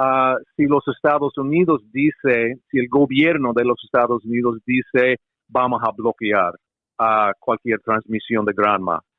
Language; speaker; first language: Spanish; non-native, fluent; English